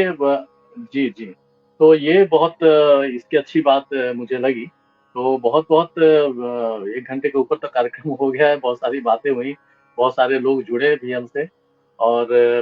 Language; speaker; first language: Hindi; native; Hindi